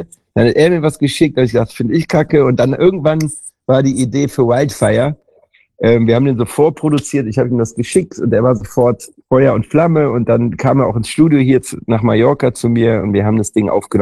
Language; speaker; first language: German; native; German